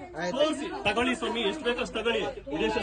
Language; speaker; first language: Kannada; native; Kannada